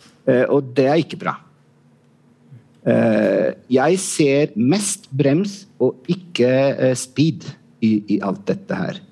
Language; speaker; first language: Norwegian; non-native, fluent; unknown